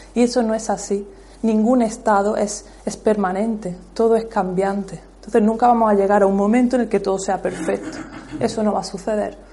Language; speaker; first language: Spanish; native; Spanish